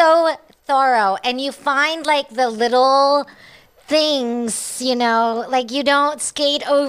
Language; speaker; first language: English; non-native, local second language; Cebuano